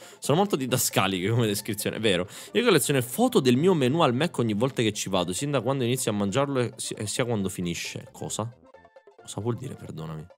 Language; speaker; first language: Italian; native; Italian